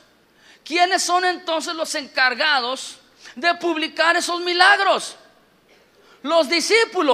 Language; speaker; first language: Spanish; native; Spanish